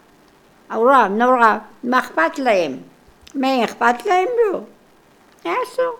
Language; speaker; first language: Hebrew; non-native, local second language; Polish